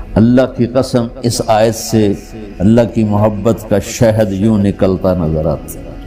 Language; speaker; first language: Urdu; non-native, local second language; Punjabi